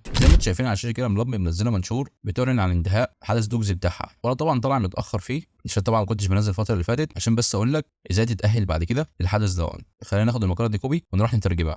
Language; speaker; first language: Arabic; native; Arabic